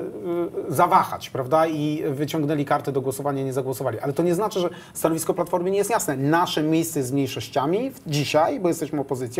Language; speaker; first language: Polish; native; Polish